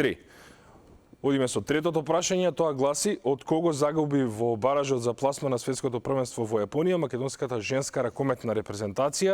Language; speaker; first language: Macedonian; native; Macedonian